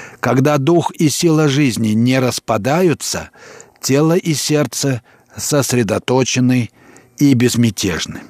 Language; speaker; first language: Russian; native; Russian